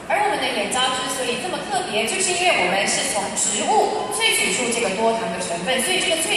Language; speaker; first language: Chinese; native; Chinese